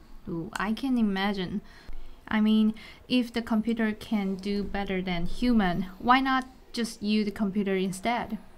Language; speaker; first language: English; non-native, fluent; Chinese